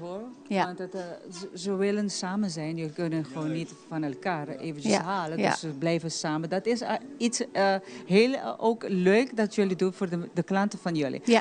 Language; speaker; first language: Dutch; non-native, local second language; Papiamento